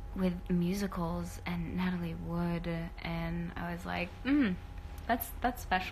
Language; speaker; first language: English; native; English